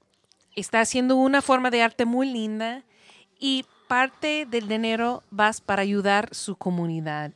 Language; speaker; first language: Spanish; non-native, learner; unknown